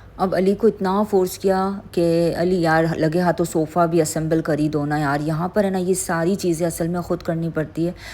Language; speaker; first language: Urdu; native; Urdu